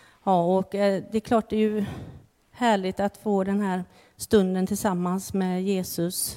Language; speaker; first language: Swedish; native; Swedish